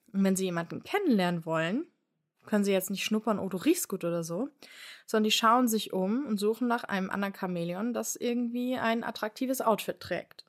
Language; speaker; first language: German; native; German